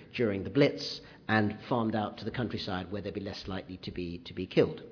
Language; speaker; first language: English; native; English